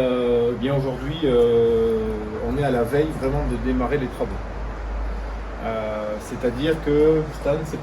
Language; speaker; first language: French; native; French